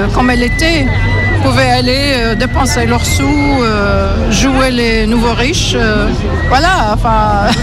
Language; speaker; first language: French; non-native, fluent; Kurdish